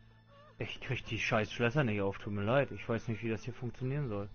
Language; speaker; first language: German; native; German